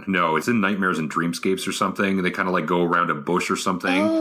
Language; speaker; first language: English; native; English